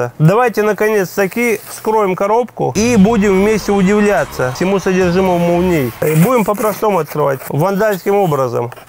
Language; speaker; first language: Russian; native; Russian